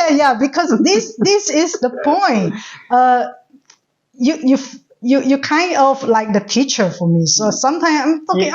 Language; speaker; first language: English; non-native, learner; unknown